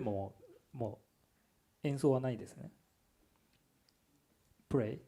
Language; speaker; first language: Japanese; native; Japanese